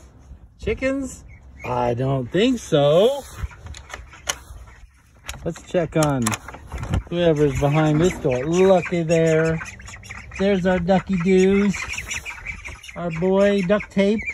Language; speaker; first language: English; native; English